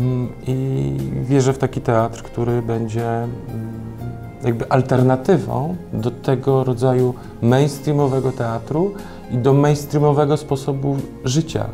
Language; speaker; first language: Ukrainian; non-native, learner; Polish